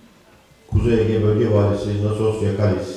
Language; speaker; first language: Turkish; native; Turkish